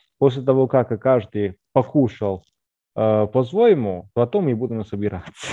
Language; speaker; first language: Russian; non-native, fluent; Italian